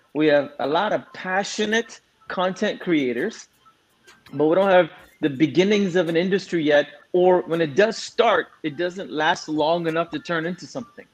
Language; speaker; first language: English; non-native, local second language; Tamil